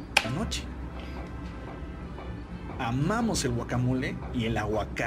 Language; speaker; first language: Spanish; native; Spanish